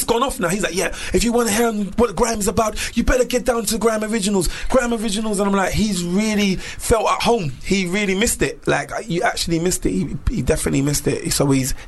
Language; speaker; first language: English; native; English